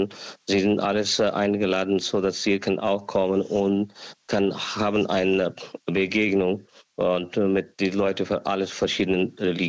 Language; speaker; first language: German; non-native, learner; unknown